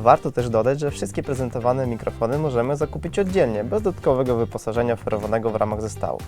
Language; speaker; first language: Polish; native; Polish